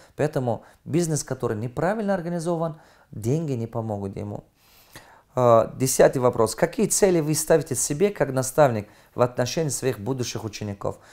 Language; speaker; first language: Russian; non-native, fluent; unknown